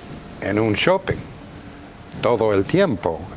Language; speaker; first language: Spanish; non-native, fluent; English